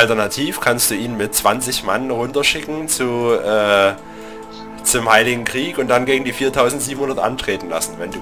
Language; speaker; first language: German; native; German